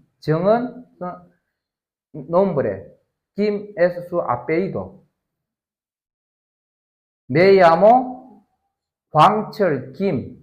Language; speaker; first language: Spanish; non-native, learner; Korean